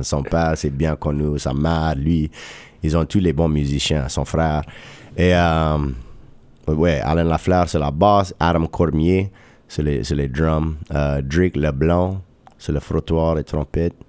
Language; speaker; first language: French; non-native, local second language; English